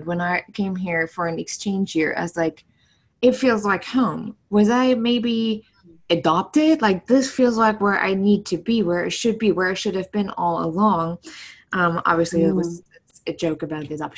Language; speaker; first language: English; non-native, fluent; German